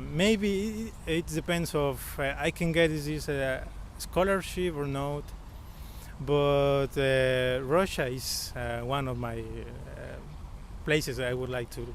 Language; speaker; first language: English; non-native, learner; Spanish